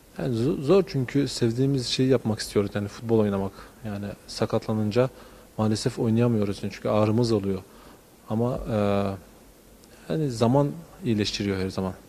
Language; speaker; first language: Turkish; early bilingual, heritage; Turkish